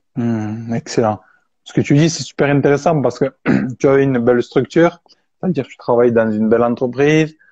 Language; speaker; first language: French; native; French